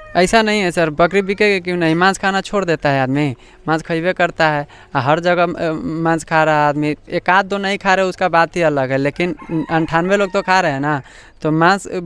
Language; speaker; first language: Hindi; native; Hindi